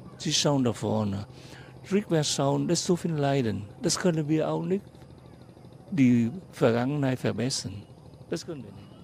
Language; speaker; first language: German; non-native, fluent; Vietnamese